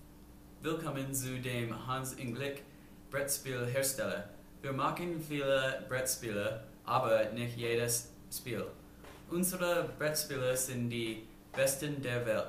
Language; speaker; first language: German; non-native, learner; English